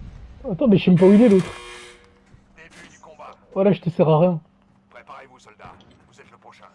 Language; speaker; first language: French; native; French